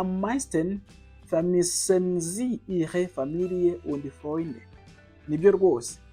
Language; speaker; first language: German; non-native, fluent; Kinyarwanda